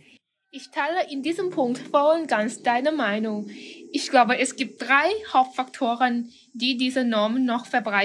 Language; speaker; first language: German; non-native, fluent; Thai